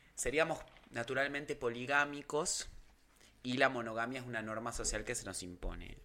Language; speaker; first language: Spanish; native; Spanish